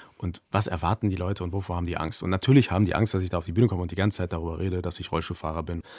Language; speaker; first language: German; native; German